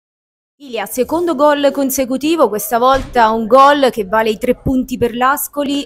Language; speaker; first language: Italian; native; Italian